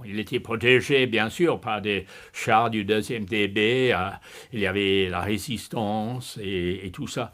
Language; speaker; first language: French; non-native, fluent; English